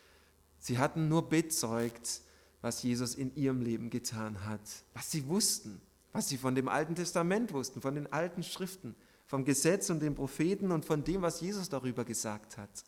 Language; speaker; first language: German; native; German